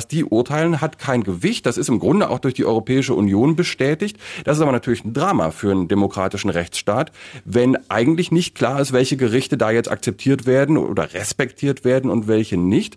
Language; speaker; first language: German; native; German